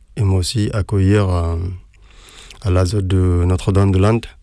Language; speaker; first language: French; non-native, learner; Arabic